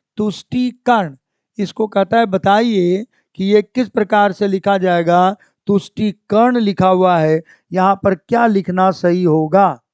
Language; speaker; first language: Hindi; native; Hindi